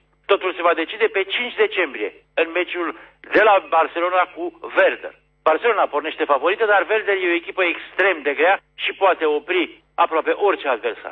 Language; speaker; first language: Romanian; native; Romanian